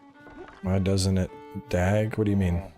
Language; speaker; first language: English; native; English